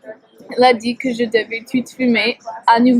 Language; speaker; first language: French; non-native, learner; English